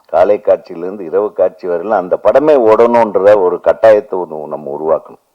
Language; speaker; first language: Tamil; native; Tamil